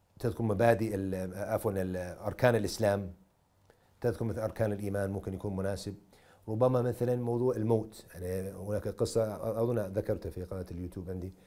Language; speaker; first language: Arabic; non-native, fluent; English